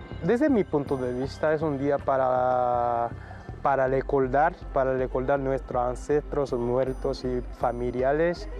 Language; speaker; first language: Spanish; non-native, learner; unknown